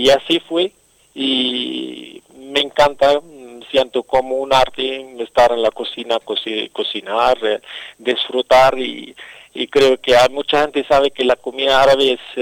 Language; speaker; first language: Spanish; non-native, fluent; Arabic